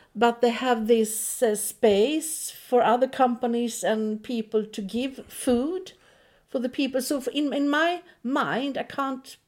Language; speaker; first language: English; non-native, fluent; Swedish